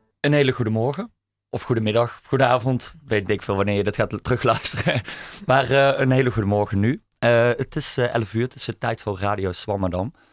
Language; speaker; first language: Dutch; native; Dutch